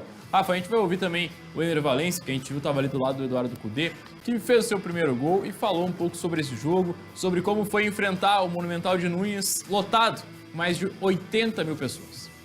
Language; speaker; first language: Portuguese; native; Portuguese